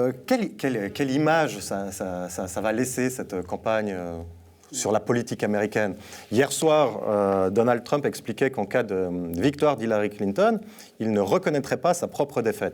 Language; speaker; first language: French; native; French